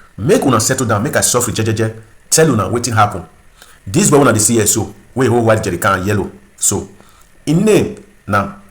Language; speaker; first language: Nigerian Pidgin; native; Nigerian Pidgin